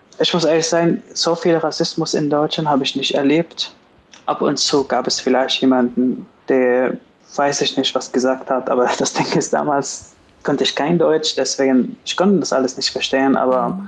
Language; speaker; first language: German; non-native, fluent; Arabic